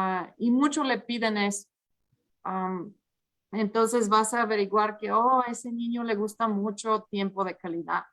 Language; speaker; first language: Spanish; early bilingual, heritage; English